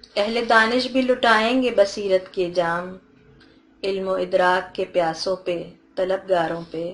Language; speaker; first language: Urdu; native; Urdu